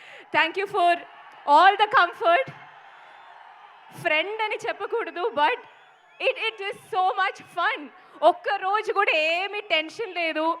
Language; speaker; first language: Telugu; non-native, fluent; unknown